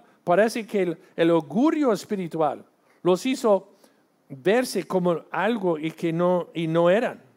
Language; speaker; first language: Spanish; non-native, fluent; English